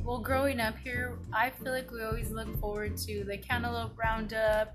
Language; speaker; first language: English; native; English